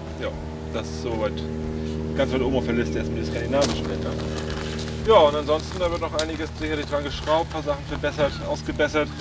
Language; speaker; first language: German; native; German